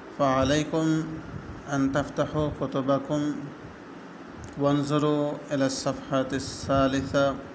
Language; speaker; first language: Arabic; non-native, fluent; Urdu